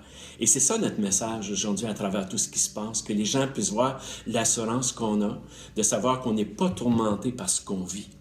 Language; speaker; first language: French; native; French